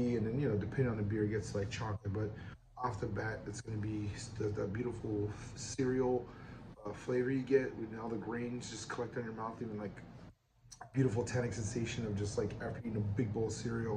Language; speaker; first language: English; native; English